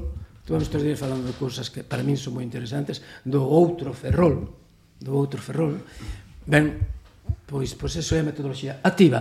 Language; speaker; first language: Galician; native; Galician